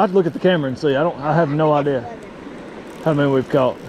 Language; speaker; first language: English; native; English